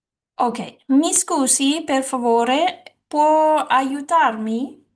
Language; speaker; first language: Italian; non-native, learner; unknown